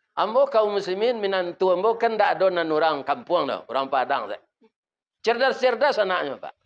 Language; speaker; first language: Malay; non-native, local second language; Minangkabau